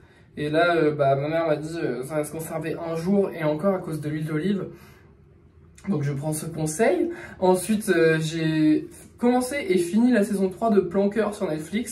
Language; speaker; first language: French; native; French